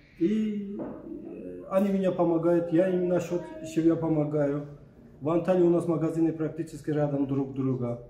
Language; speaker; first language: Russian; non-native, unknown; Turkish